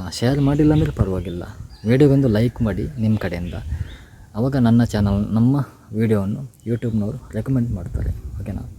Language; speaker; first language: Kannada; non-native, local second language; Tulu